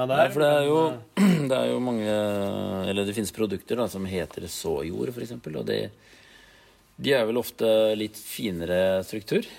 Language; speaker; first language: Norwegian; native; Norwegian